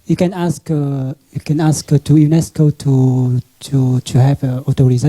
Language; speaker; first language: English; non-native, learner; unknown